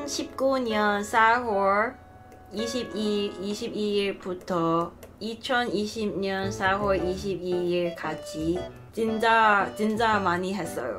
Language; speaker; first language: Korean; non-native, learner; Cantonese